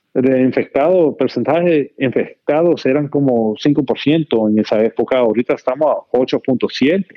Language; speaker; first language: Spanish; early bilingual, heritage; Spanish